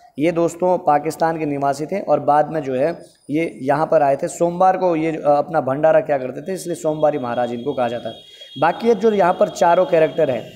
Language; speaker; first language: Hindi; native; Hindi